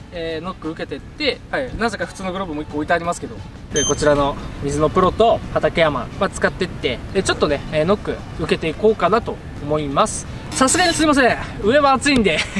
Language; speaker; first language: Japanese; native; Japanese